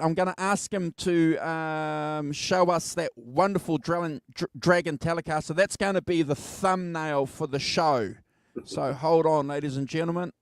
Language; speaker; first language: English; native; English